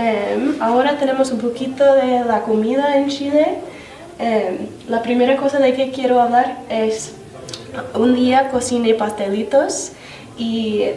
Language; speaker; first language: Spanish; non-native, fluent; English